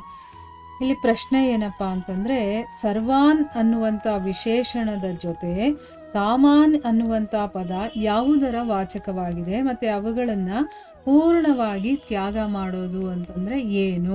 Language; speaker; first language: Kannada; native; Kannada